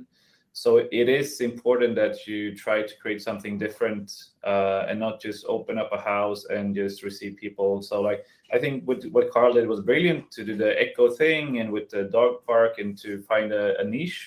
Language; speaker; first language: English; non-native, fluent; Swedish